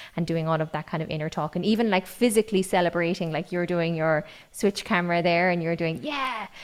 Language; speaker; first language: English; native; English